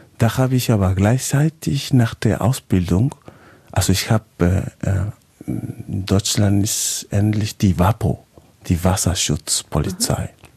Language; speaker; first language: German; non-native, fluent; Spanish